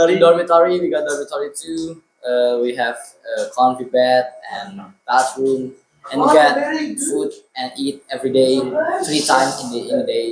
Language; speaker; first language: English; non-native, learner; Indonesian